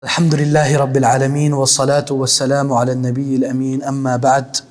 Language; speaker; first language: Arabic; non-native, fluent; Urdu